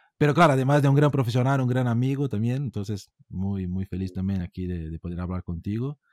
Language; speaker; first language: Spanish; non-native, fluent; Portuguese